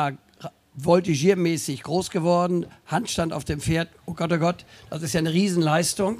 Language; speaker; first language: German; native; German